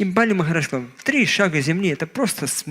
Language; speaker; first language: Russian; native; Russian